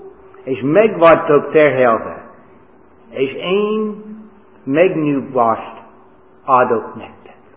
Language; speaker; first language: Hungarian; non-native, learner; English